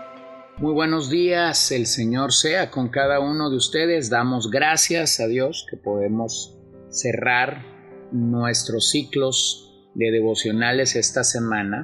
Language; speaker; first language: Spanish; native; Spanish